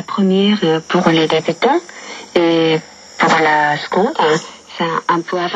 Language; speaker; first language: French; non-native, fluent; Korean